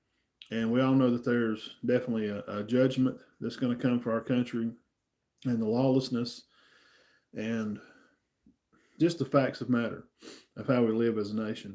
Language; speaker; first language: English; native; English